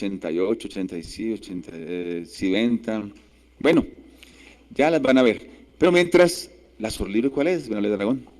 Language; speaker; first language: Spanish; native; Spanish